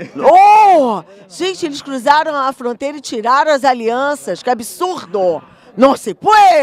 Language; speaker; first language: Spanish; non-native, learner; Portuguese